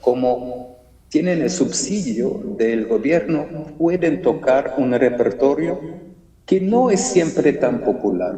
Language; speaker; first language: Spanish; early bilingual, heritage; German